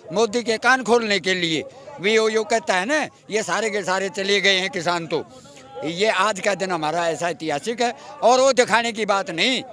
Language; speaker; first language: Hindi; native; Hindi